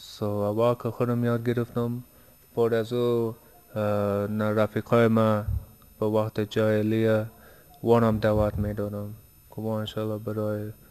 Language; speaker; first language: Persian; early bilingual, heritage; Persian